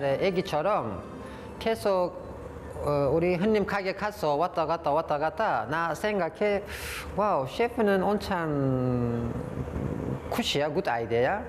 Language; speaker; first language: Korean; non-native, learner; Turkish